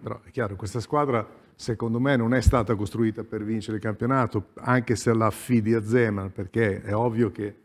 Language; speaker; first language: Italian; native; Italian